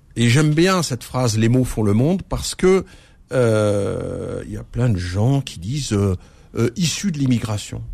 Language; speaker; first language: French; early bilingual, other home language; Arabic